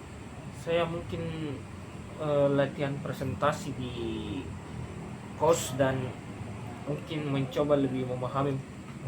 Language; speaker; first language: Indonesian; non-native, local second language; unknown